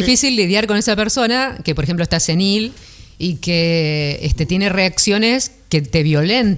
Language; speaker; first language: Spanish; native; Spanish